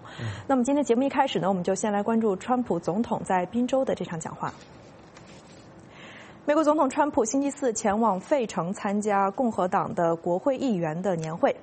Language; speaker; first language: Chinese; native; Chinese